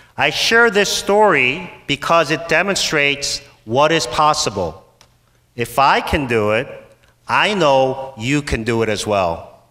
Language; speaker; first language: English; native; English